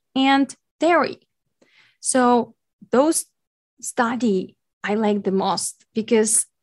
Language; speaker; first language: English; non-native, fluent; Ukrainian